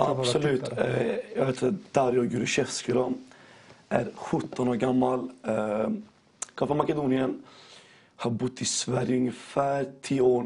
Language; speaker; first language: Swedish; early bilingual, other home language; Macedonian